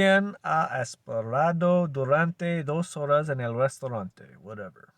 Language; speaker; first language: Spanish; non-native, learner; English